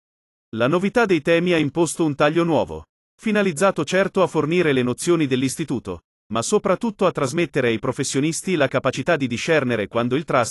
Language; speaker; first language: Italian; native; Italian